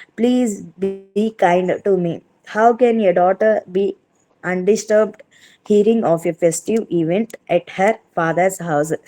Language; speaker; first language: English; non-native, local second language; Telugu